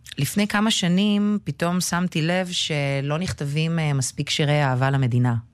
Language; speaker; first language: Hebrew; early bilingual, other home language; Russian